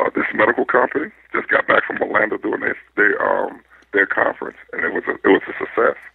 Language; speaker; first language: English; native; English